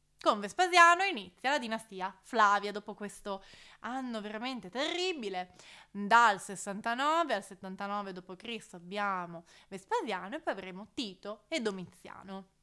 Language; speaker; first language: Italian; native; Italian